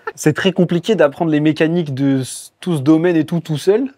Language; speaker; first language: French; native; French